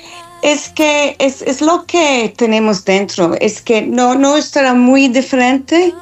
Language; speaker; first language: Spanish; non-native, fluent; English